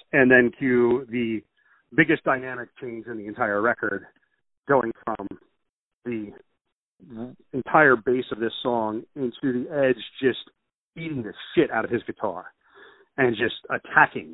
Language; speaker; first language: English; native; English